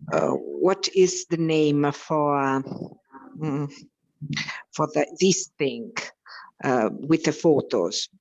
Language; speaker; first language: English; non-native, learner; Italian